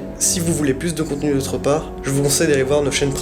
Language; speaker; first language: French; native; French